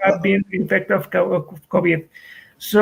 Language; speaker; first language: English; non-native, fluent; Spanish